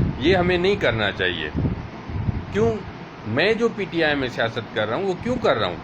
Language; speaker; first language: Urdu; non-native, local second language; Sindhi